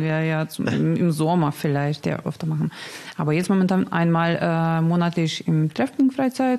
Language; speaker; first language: German; non-native, learner; Russian